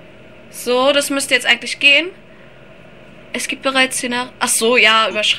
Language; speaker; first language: German; native; German